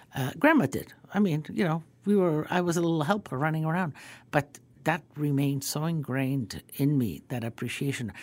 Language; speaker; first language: English; early bilingual, other home language; Croatian